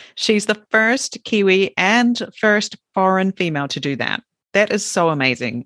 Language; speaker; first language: English; native; English